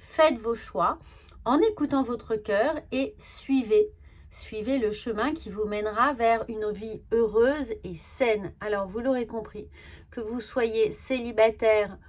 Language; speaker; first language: French; native; French